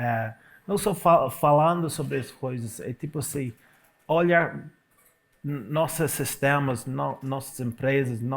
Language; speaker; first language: Portuguese; non-native, fluent; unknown